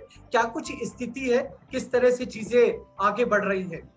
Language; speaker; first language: Hindi; native; Hindi